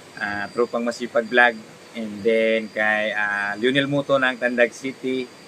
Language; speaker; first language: Filipino; non-native, local second language; Cebuano